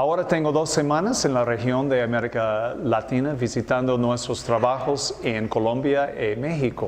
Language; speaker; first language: Spanish; non-native, fluent; English